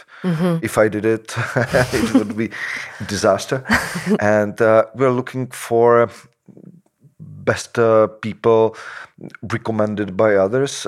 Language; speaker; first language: English; non-native, fluent; Czech